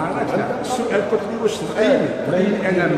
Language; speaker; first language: Arabic; native; Arabic